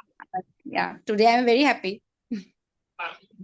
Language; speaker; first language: English; non-native, local second language; Hindi